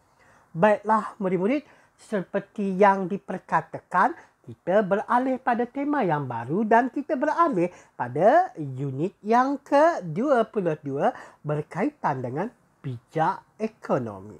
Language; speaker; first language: Malay; native; Malay